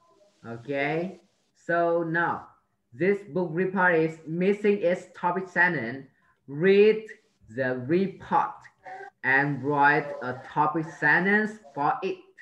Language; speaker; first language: English; non-native, learner; Vietnamese